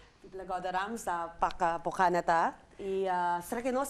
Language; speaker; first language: Macedonian; non-native, learner; Filipino